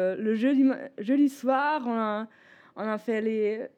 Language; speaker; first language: French; non-native, fluent; German